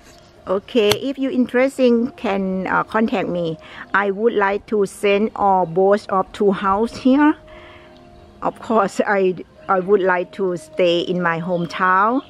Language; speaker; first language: English; non-native, learner; Thai